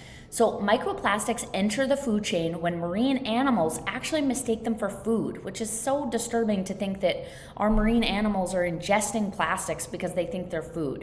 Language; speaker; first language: English; native; English